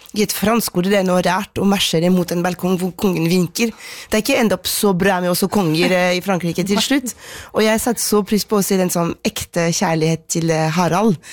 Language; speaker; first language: Norwegian; non-native, fluent; French